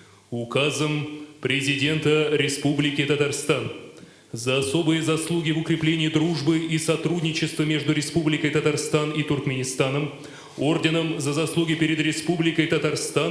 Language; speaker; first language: Russian; native; Russian